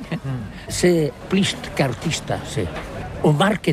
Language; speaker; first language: French; non-native, learner; Catalan